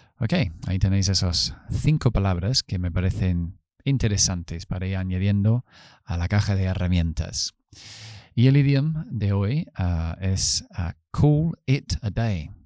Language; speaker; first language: Spanish; non-native, fluent; English